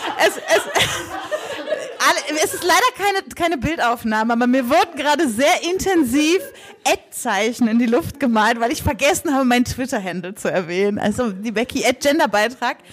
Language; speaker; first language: German; native; German